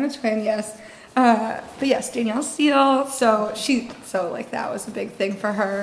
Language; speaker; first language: English; native; English